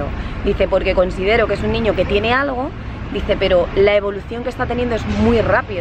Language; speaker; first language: Spanish; native; Spanish